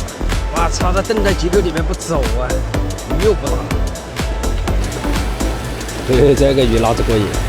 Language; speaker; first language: Chinese; native; Chinese